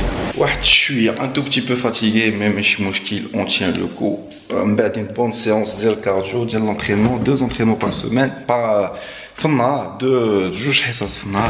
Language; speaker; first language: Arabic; native; Arabic